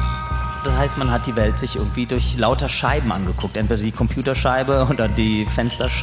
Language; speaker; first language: German; native; German